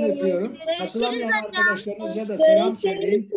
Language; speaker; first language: Turkish; native; Turkish